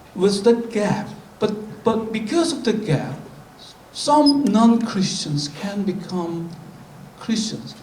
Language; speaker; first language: English; non-native, fluent; Korean